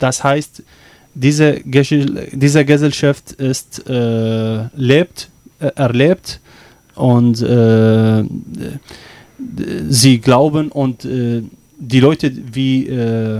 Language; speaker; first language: German; non-native, learner; Arabic